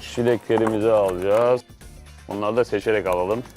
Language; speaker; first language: Turkish; native; Turkish